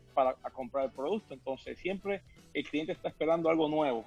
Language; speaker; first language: Spanish; native; Spanish